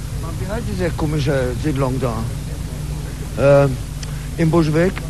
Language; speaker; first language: German; non-native, learner; Polish